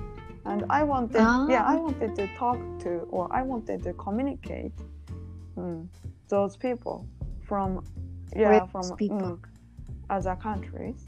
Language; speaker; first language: English; non-native, learner; Japanese